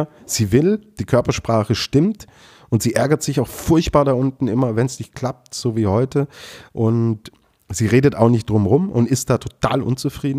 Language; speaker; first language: German; native; German